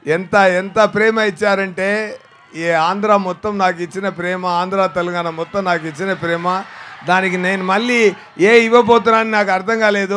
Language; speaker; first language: Telugu; non-native, fluent; Tamil